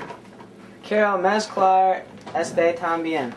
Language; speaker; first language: Spanish; non-native, learner; English